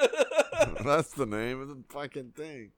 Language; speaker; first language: English; native; English